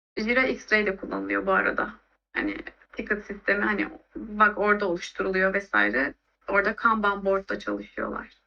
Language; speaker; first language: Turkish; native; Turkish